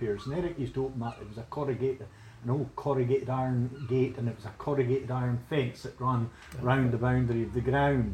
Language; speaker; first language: English; native; English